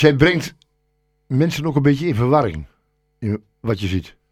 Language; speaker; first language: Dutch; native; Dutch